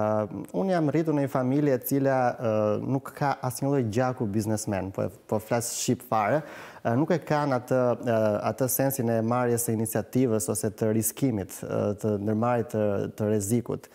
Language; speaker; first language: Albanian; native; Albanian